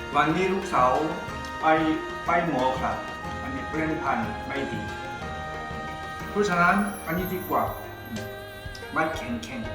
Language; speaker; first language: Thai; non-native, learner; Korean